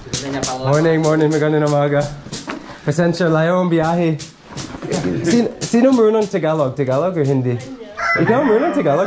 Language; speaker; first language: Filipino; non-native, learner; English